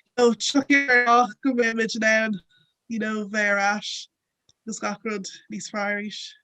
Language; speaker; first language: Irish; non-native, local second language; Yoruba